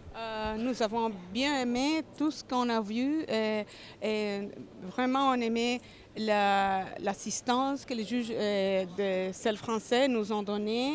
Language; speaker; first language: French; non-native, learner; Spanish